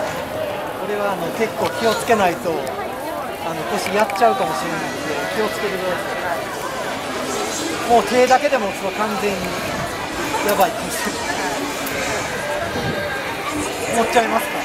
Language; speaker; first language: Japanese; native; Japanese